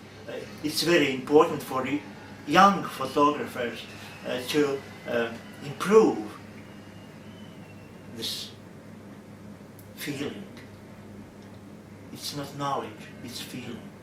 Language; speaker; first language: English; non-native, learner; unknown